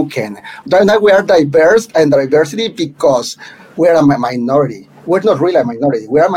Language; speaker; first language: English; non-native, fluent; Spanish